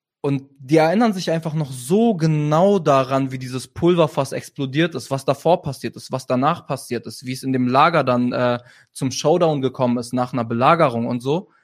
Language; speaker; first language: German; early bilingual, other home language; Arabic